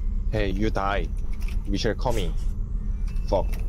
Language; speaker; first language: English; non-native, learner; Korean